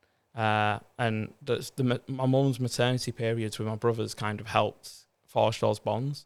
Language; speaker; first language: English; native; English